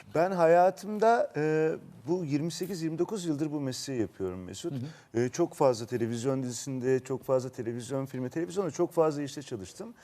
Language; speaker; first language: Turkish; native; Turkish